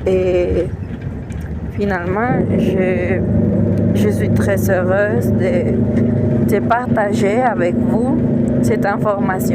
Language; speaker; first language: French; non-native, learner; Spanish